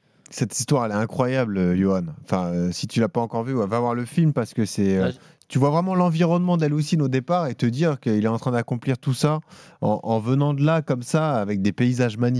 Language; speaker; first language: French; native; French